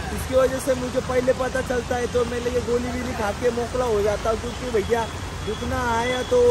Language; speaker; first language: Hindi; non-native, local second language; Marathi